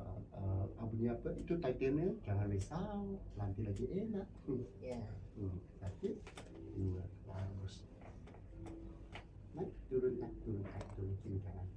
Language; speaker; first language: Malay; non-native, local second language; Cantonese